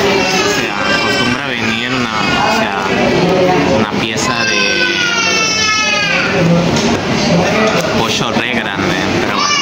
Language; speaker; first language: Spanish; non-native, fluent; Portuguese